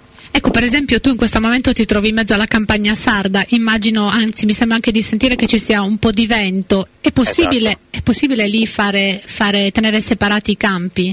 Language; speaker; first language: Italian; native; Italian